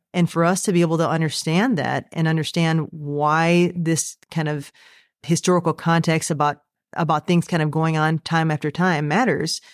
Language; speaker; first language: English; native; English